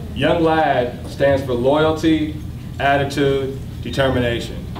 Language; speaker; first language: English; native; English